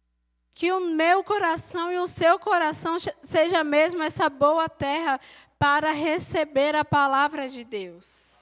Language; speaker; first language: Portuguese; native; Portuguese